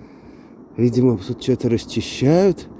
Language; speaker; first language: Russian; native; Russian